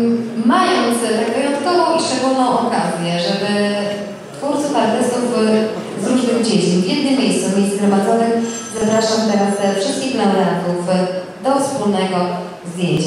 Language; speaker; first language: Polish; native; Polish